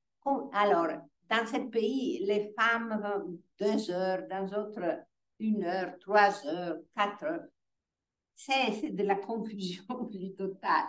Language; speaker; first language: French; non-native, fluent; Italian